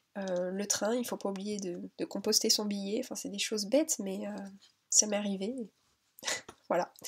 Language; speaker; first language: French; native; French